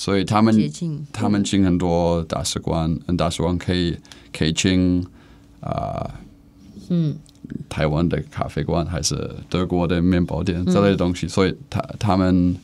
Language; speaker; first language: Chinese; non-native, learner; Czech